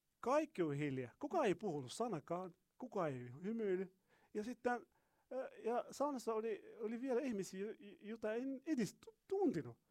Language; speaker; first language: Finnish; non-native, fluent; Arabic